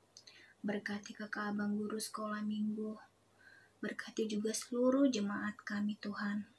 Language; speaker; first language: Indonesian; native; Indonesian